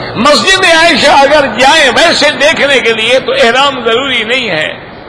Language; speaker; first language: Urdu; native; Urdu